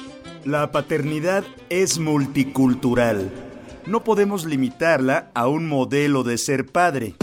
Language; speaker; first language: Spanish; native; Spanish